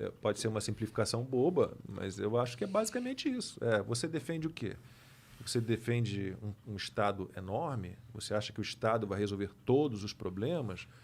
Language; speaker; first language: Portuguese; native; Portuguese